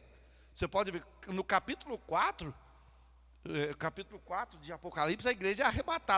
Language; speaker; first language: Portuguese; native; Portuguese